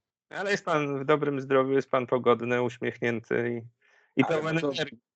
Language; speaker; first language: Polish; native; Polish